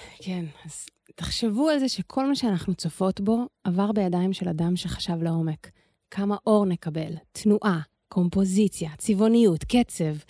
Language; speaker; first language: Hebrew; native; Hebrew